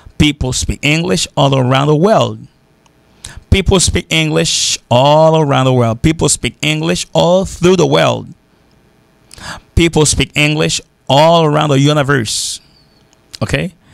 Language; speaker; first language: English; non-native, fluent; Haitian Creole